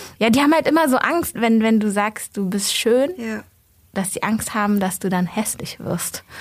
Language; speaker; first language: German; early bilingual, other home language; Vietnamese